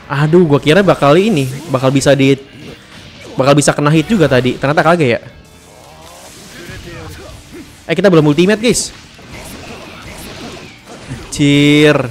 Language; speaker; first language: Indonesian; native; Indonesian